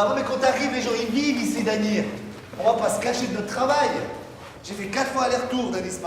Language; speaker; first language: French; native; French